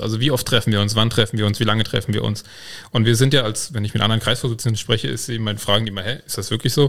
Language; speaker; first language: German; native; German